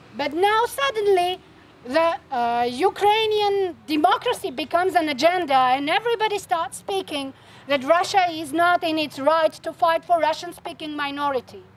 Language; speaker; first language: English; non-native, fluent; Armenian